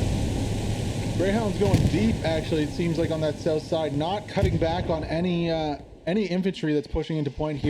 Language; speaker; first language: English; native; English